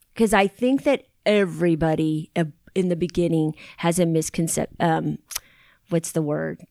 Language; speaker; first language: English; native; English